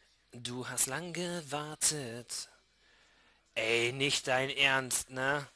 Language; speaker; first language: German; native; German